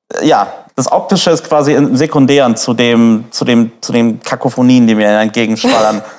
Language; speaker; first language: German; native; German